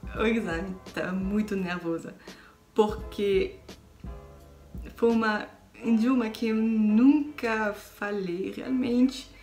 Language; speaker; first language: Portuguese; non-native, learner; French